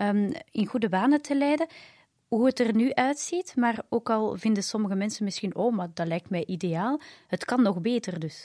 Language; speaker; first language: Dutch; native; Dutch